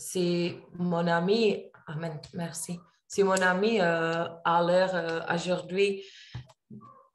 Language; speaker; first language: French; non-native, learner; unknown